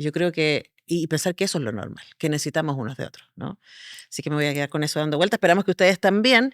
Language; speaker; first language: Spanish; native; Spanish